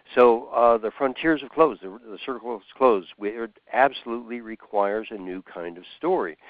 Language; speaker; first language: English; native; English